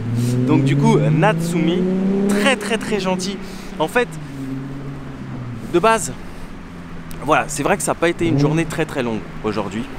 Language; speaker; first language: French; native; French